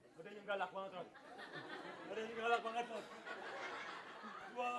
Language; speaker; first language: Indonesian; native; Indonesian